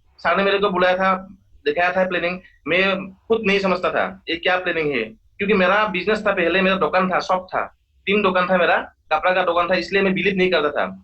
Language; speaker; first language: Hindi; non-native, local second language; Assamese